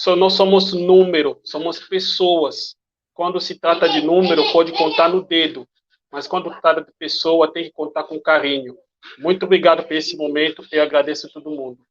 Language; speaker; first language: Portuguese; non-native, fluent; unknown